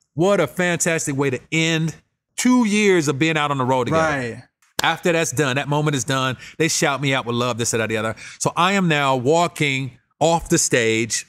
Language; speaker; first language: English; native; English